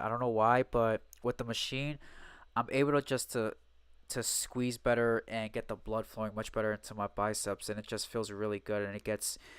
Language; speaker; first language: English; native; English